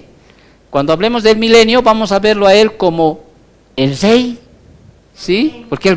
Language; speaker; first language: Spanish; native; Spanish